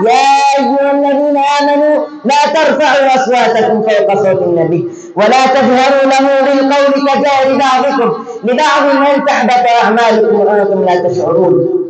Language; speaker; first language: Arabic; non-native, learner; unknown